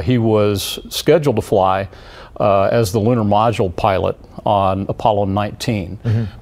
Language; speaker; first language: English; native; English